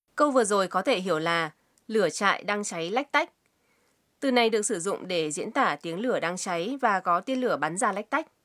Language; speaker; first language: Vietnamese; native; Vietnamese